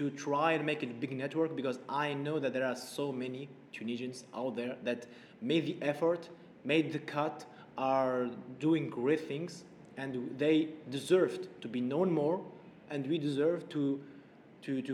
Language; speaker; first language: English; non-native, fluent; Arabic